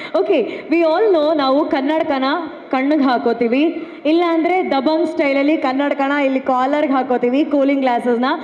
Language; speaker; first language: Kannada; native; Kannada